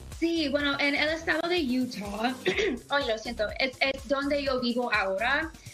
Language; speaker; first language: Spanish; early bilingual, heritage; English